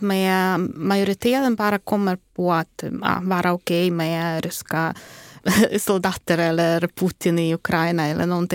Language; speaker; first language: Swedish; non-native, fluent; Ukrainian